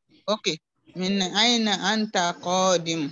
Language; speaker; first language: Arabic; non-native, learner; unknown